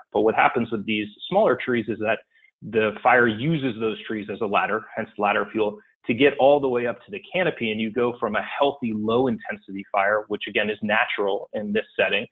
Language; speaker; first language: English; native; English